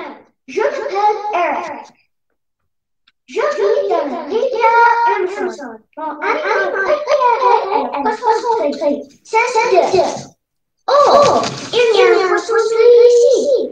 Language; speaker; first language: French; non-native, learner; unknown